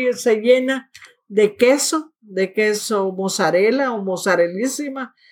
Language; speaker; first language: Spanish; native; Spanish